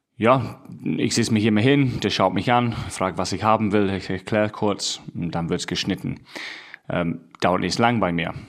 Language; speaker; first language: German; non-native, fluent; English